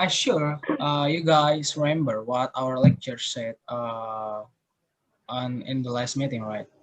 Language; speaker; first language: English; non-native, learner; Indonesian